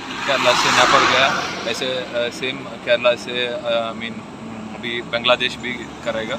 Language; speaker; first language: Hindi; non-native, local second language; Malayalam